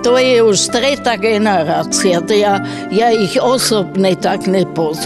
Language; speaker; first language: Slovak; non-native, fluent; German